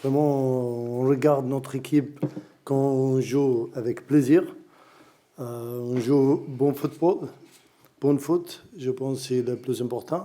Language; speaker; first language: French; non-native, learner; Arabic